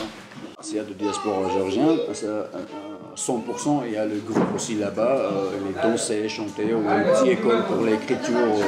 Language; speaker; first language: French; non-native, learner; Georgian